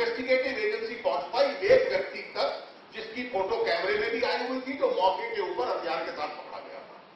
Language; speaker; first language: Hindi; native; Hindi